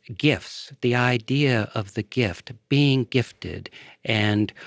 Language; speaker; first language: English; native; English